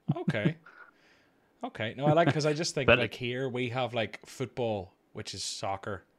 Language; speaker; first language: English; native; English